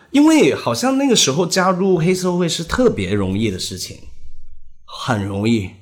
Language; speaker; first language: Chinese; non-native, local second language; Cantonese